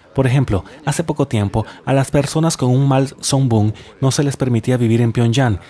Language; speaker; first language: Spanish; non-native, fluent; Russian